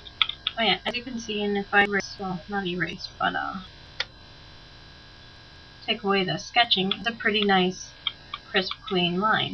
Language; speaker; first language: English; native; English